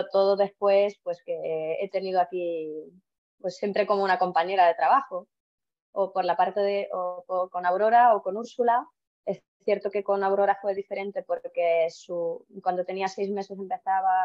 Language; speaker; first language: Spanish; non-native, fluent; Estonian